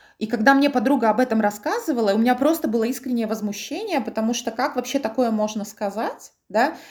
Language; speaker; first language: Russian; native; Russian